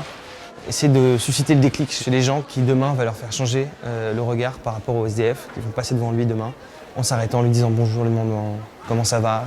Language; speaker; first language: French; native; French